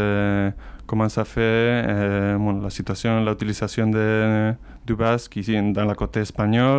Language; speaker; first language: French; non-native, learner; Spanish